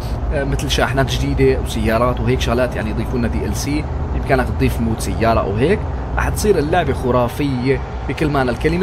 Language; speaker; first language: Arabic; native; Arabic